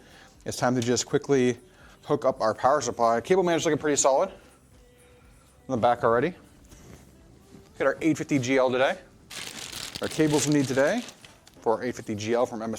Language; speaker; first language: English; native; English